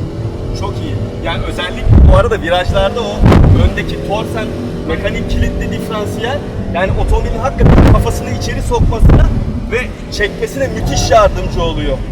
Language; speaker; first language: Turkish; native; Turkish